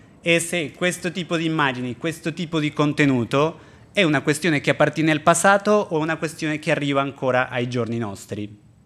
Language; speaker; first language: Italian; non-native, fluent; Spanish